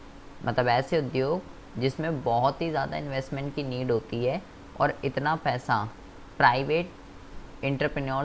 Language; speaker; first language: Hindi; native; Hindi